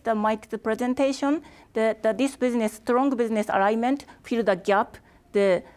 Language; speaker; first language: English; non-native, fluent; Japanese